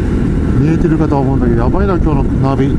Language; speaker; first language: Japanese; native; Japanese